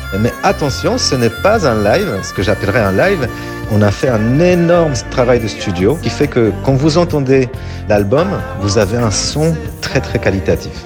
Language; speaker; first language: French; non-native, fluent; Polish